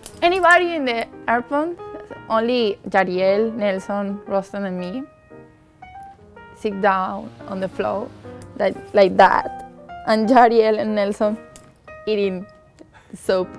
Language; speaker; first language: English; non-native, learner; Spanish